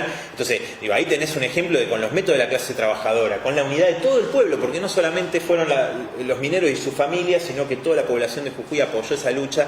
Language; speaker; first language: Spanish; native; Spanish